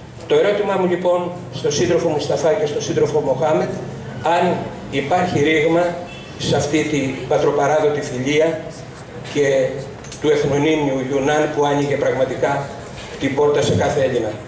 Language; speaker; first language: Greek; native; Greek